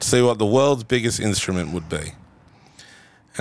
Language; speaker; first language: English; native; English